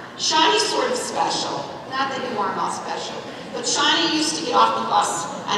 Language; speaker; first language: English; native; English